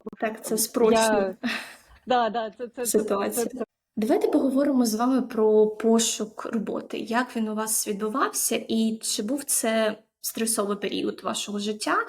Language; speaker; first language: Ukrainian; native; Ukrainian